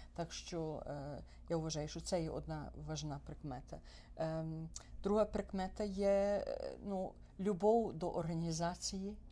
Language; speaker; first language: Ukrainian; early bilingual, heritage; Ukrainian